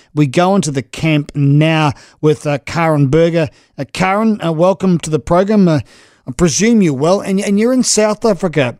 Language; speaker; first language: English; native; English